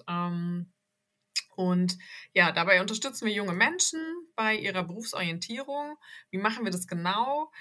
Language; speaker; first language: German; native; German